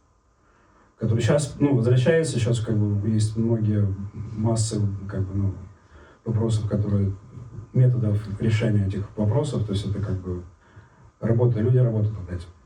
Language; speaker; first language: Russian; native; Russian